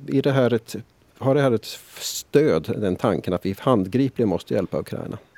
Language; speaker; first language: Swedish; native; Swedish